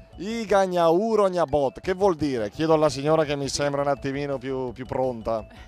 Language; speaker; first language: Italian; native; Italian